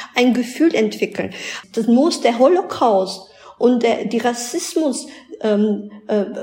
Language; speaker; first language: German; early bilingual, other home language; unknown